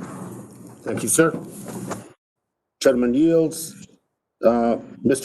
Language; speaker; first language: English; native; English